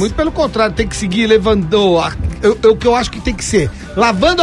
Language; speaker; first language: Portuguese; native; Portuguese